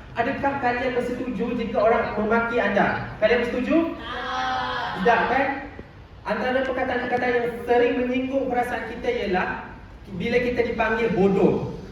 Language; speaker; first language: Malay; native; Malay